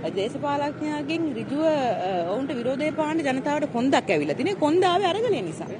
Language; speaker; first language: Sinhala; native; Sinhala